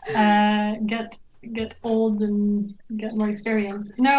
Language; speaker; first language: English; non-native, fluent; Norwegian